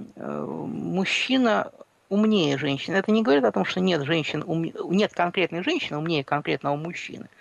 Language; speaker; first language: Russian; native; Russian